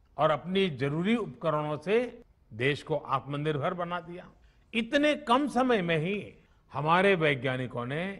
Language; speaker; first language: Hindi; non-native, local second language; Gujarati